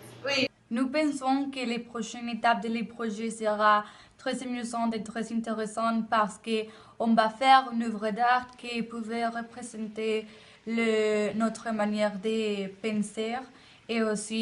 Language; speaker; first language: French; non-native, learner; Spanish